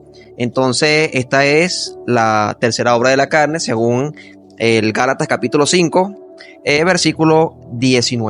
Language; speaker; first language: Spanish; native; Spanish